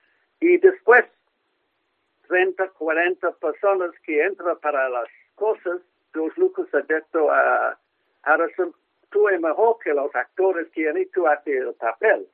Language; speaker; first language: Spanish; non-native, learner; English